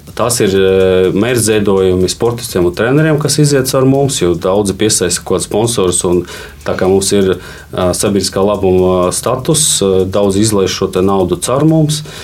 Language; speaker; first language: Latvian; non-native, local second language; Russian